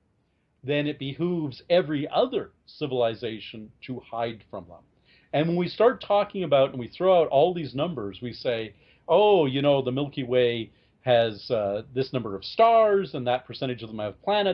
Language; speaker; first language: English; native; English